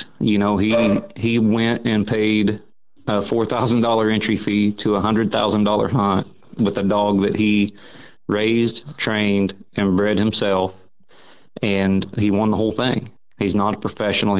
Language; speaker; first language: English; native; English